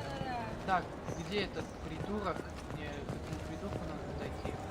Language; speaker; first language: Russian; native; Russian